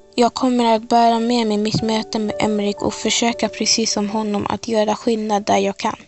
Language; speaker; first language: Swedish; early bilingual, other home language; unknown